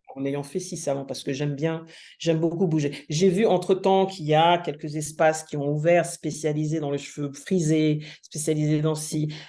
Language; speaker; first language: French; native; French